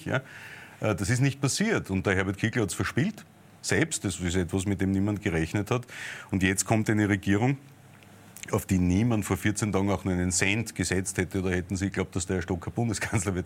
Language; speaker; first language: German; native; German